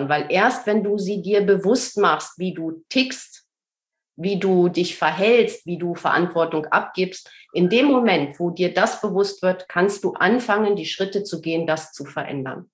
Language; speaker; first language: German; native; German